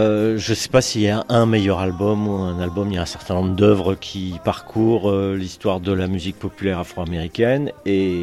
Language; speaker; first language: French; native; French